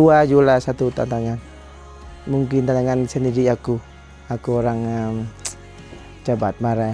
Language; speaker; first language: Indonesian; non-native, learner; Vietnamese